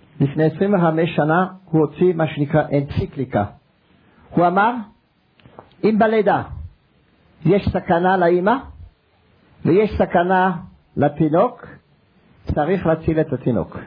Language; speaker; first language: Hebrew; non-native, fluent; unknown